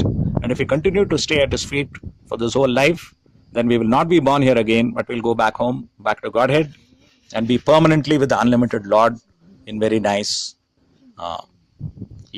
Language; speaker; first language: English; non-native, local second language; Tamil